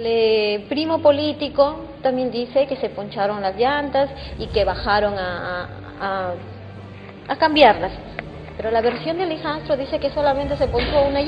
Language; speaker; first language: Spanish; native; Spanish